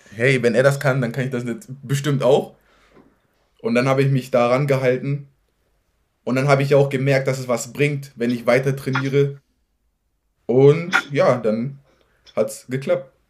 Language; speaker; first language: German; native; German